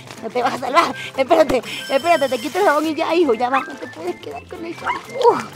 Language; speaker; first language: Spanish; native; Spanish